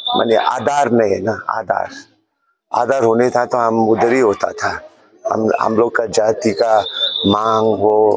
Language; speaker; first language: Hindi; non-native, local second language; Nepali